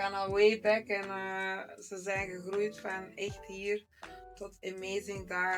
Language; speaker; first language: Dutch; native; Dutch